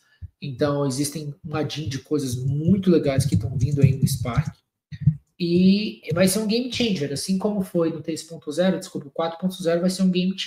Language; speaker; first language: Portuguese; native; Portuguese